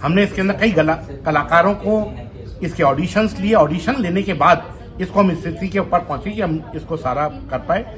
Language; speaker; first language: Hindi; non-native, local second language; Sindhi